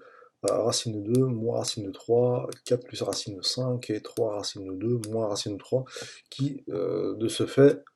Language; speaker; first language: French; native; French